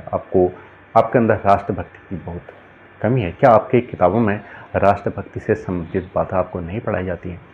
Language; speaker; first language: Hindi; native; Hindi